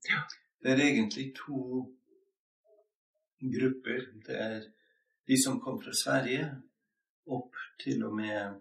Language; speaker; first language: Norwegian; non-native, fluent; English